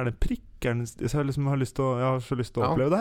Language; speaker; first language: Norwegian; native; Norwegian